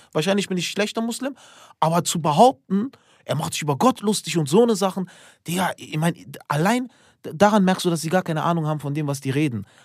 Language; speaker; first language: German; early bilingual, other home language; Turkish